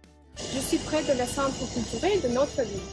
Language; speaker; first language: French; non-native, learner; Russian